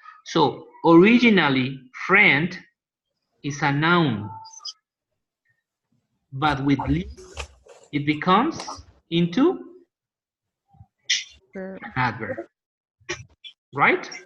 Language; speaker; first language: English; non-native, fluent; Spanish